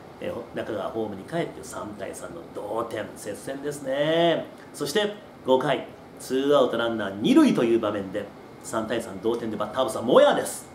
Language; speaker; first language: Japanese; native; Japanese